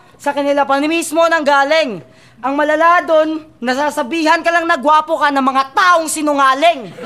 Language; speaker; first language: Filipino; non-native, local second language; Cebuano